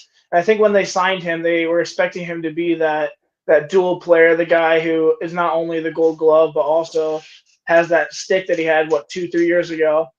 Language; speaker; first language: English; native; English